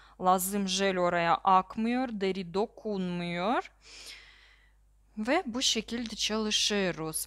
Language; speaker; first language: Turkish; non-native, learner; Russian